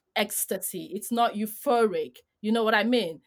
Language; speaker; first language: English; non-native, fluent; Greek